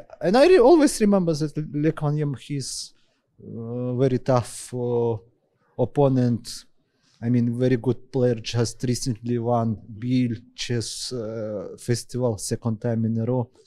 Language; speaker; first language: English; non-native, fluent; Ukrainian